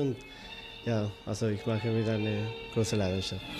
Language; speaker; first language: German; non-native, learner; Spanish